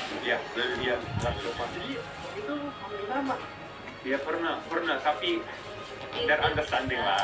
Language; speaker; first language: Indonesian; non-native, learner; English